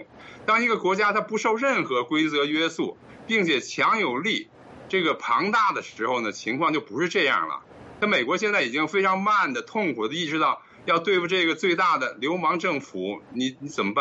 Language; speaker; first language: Chinese; native; Chinese